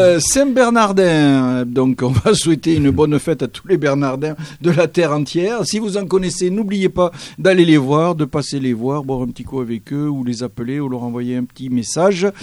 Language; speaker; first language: French; native; French